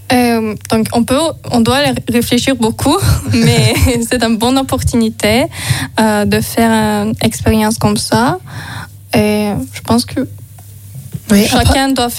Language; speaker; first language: French; non-native, learner; Azerbaijani